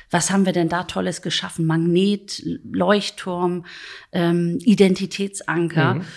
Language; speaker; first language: German; native; German